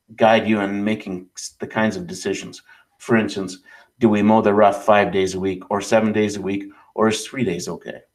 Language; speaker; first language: English; native; English